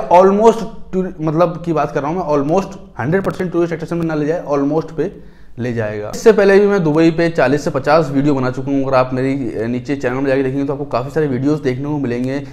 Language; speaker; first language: Hindi; native; Hindi